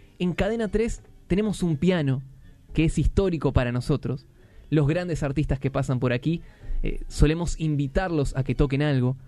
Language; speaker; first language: Spanish; native; Spanish